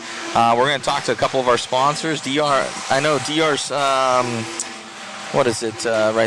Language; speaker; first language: English; native; English